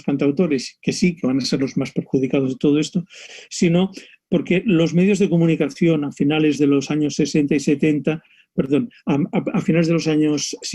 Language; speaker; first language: Spanish; native; Spanish